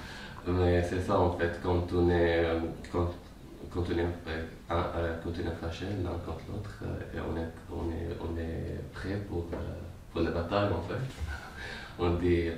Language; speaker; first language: French; non-native, fluent; Arabic